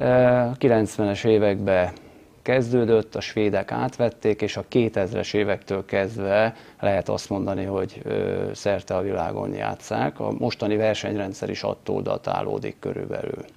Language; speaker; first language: Hungarian; native; Hungarian